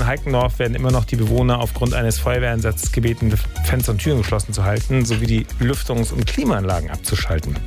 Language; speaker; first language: German; native; German